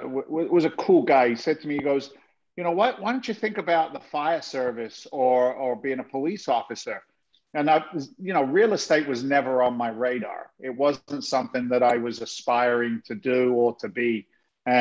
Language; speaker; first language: English; native; English